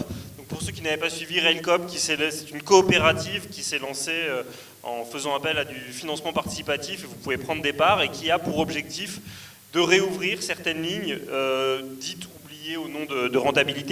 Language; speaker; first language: French; native; French